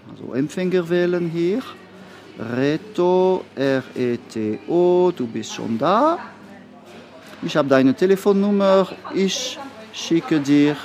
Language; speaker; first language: German; non-native, local second language; French